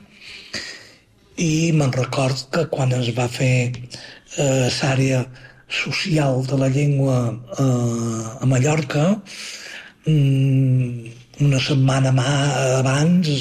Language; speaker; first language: Catalan; native; Catalan